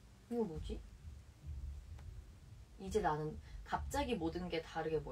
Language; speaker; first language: Korean; early bilingual, heritage; Korean